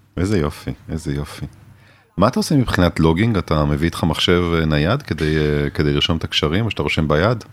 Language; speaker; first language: Hebrew; native; Hebrew